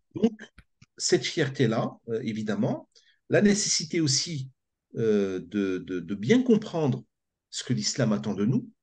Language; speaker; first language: French; native; French